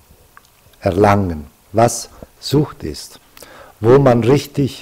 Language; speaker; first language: German; non-native, fluent; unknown